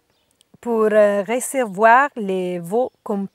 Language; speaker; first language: French; non-native, learner; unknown